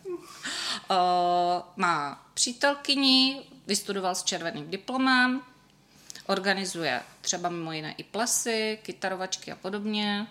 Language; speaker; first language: Czech; native; Czech